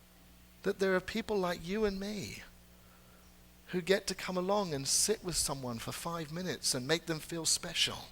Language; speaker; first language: English; native; English